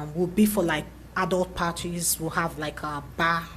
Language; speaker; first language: English; native; English